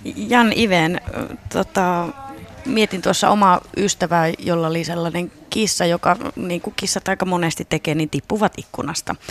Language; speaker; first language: Finnish; native; Finnish